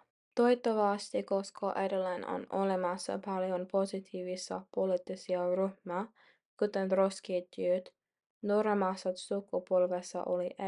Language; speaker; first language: Finnish; non-native, learner; English